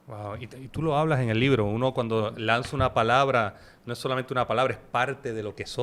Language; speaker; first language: Spanish; native; Spanish